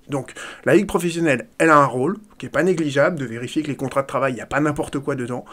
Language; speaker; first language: French; native; French